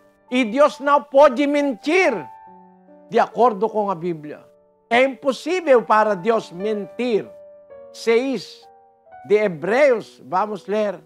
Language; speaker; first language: Portuguese; non-native, fluent; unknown